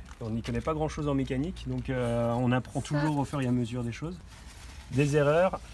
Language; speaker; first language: French; native; French